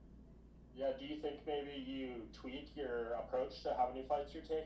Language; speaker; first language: English; native; English